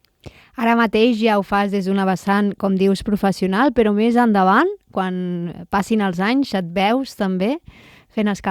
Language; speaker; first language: Catalan; native; Catalan